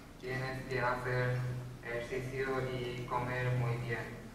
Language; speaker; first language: Spanish; non-native, learner; English